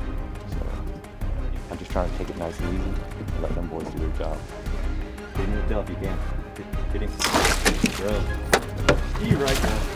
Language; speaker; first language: English; native; English